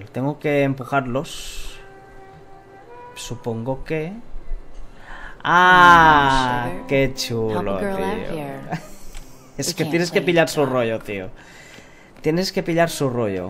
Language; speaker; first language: Spanish; native; Spanish